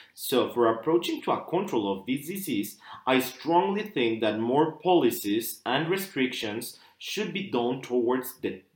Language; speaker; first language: English; non-native, fluent; Spanish